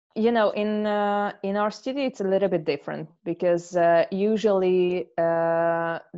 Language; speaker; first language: English; non-native, fluent; Hungarian